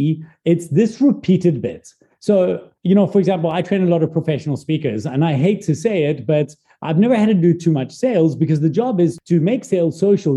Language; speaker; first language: English; native; English